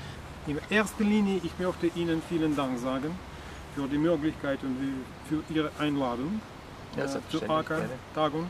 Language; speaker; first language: German; non-native, learner; Russian